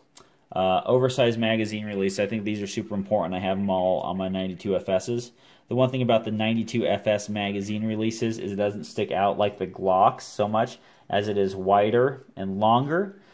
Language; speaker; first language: English; native; English